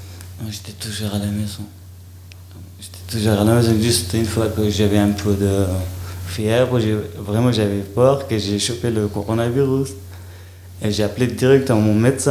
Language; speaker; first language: French; non-native, learner; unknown